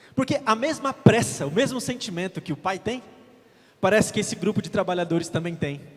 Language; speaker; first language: Portuguese; native; Portuguese